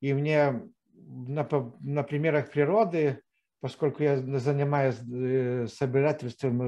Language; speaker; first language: Russian; non-native, fluent; Lithuanian